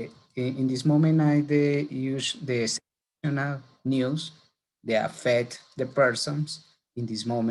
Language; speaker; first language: English; non-native, learner; Spanish